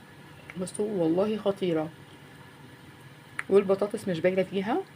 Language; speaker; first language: Arabic; native; Arabic